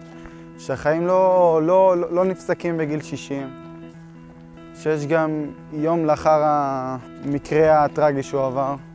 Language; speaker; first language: Hebrew; native; Hebrew